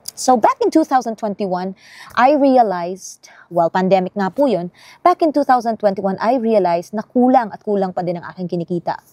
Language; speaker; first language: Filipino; non-native, local second language; Cebuano